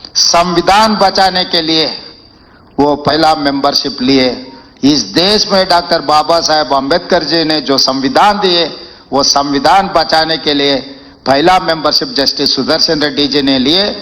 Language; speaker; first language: Hindi; non-native, local second language; Telugu